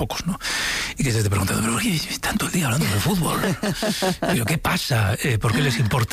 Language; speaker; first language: Spanish; native; Spanish